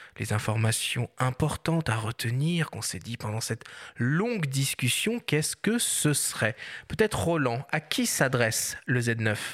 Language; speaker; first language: French; native; French